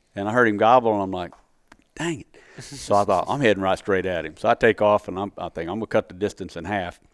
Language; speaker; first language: English; native; English